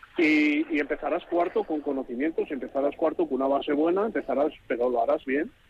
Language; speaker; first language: Spanish; native; Spanish